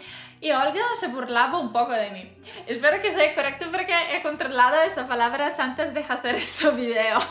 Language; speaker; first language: Spanish; non-native, fluent; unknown